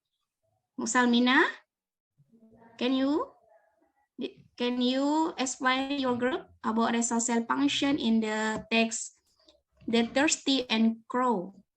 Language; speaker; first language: English; non-native, learner; Indonesian